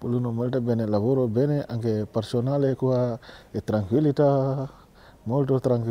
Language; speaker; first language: Italian; non-native, learner; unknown